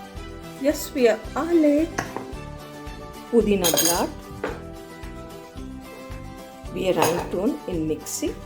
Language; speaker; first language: German; non-native, learner; Hindi